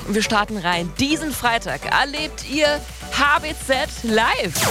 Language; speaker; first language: German; native; German